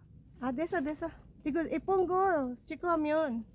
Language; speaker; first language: Korean; non-native, learner; Filipino